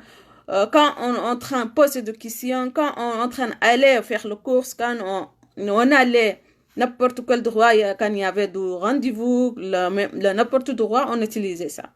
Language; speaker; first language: French; non-native, learner; Arabic